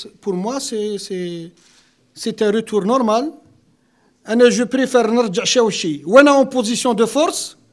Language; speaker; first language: French; non-native, local second language; Arabic